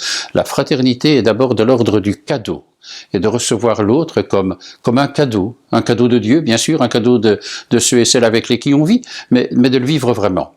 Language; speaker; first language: French; native; French